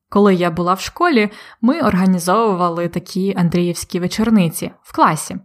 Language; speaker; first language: Ukrainian; native; Ukrainian